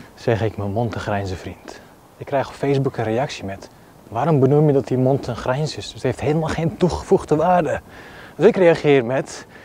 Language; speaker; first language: Dutch; early bilingual, other home language; Bosnian